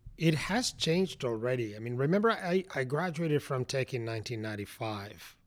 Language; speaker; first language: English; non-native, fluent; Spanish